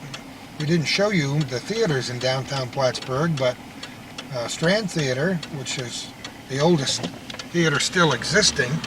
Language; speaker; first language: English; native; English